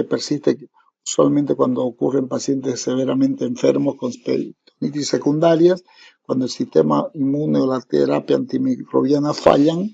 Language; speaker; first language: Spanish; native; Spanish